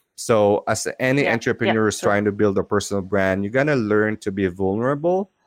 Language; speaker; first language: English; non-native, local second language; Filipino